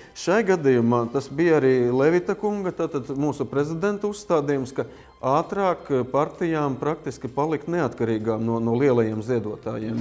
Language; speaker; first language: Latvian; native; Latvian